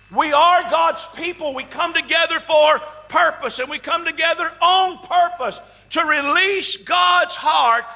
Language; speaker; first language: English; native; English